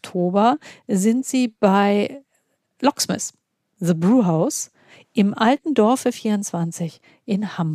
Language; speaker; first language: German; native; German